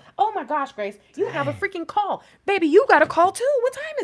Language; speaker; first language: English; native; English